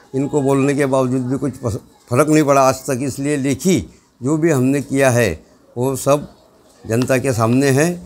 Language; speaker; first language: Hindi; non-native, local second language; Urdu